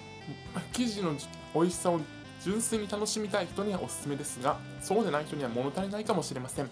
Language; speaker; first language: Japanese; native; Japanese